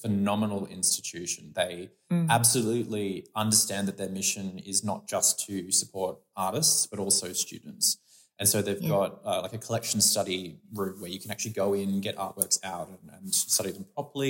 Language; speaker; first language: English; native; English